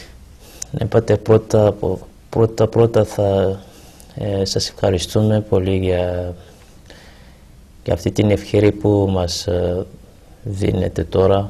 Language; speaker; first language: Greek; non-native, fluent; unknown